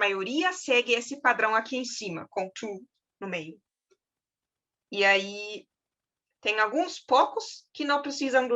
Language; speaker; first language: Portuguese; non-native, fluent; German